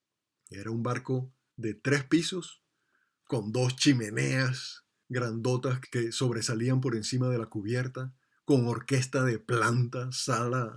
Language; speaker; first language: Spanish; native; Spanish